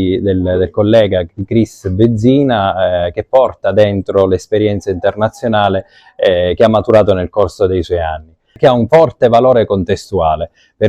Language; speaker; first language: Italian; native; Italian